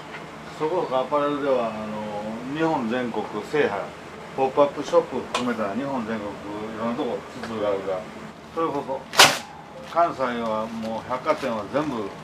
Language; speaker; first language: Japanese; native; Japanese